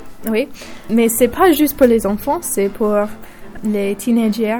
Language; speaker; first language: French; non-native, learner; English